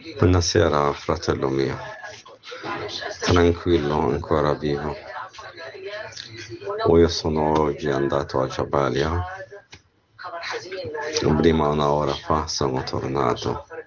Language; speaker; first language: Italian; non-native, learner; Arabic